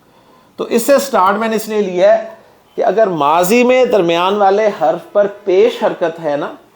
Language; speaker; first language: Urdu; native; Urdu